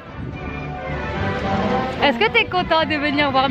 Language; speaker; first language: French; native; French